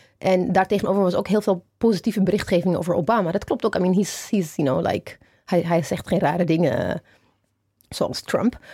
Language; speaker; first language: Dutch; non-native, fluent; Amharic